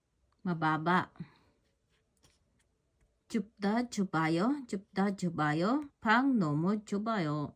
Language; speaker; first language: Korean; non-native, learner; Filipino